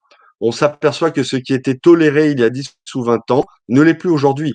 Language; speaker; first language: French; native; French